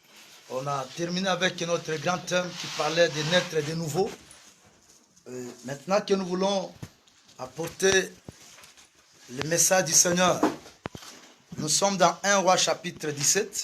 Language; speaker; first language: French; non-native, local second language; Lingala